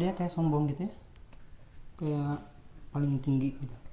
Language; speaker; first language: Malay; non-native, local second language; Sundanese